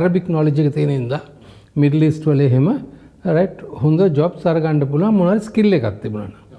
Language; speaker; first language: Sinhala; non-native, local second language; Tamil